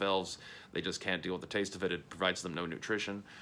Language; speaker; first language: English; native; English